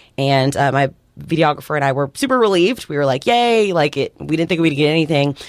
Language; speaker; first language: English; native; English